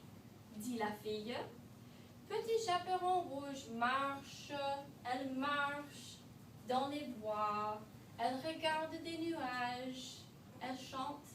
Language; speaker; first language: French; non-native, fluent; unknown